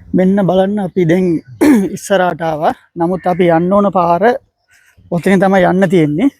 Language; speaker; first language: Sinhala; non-native, local second language; Tamil